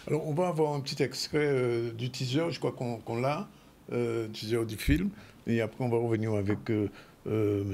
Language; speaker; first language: French; native; French